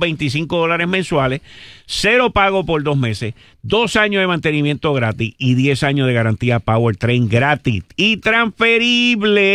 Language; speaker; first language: Spanish; native; Spanish